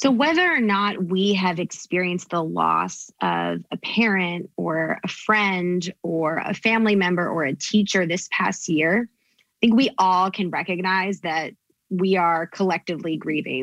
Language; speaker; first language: English; native; English